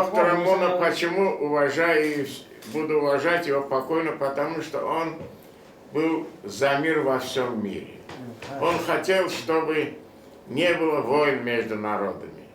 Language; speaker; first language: Russian; non-native, fluent; Korean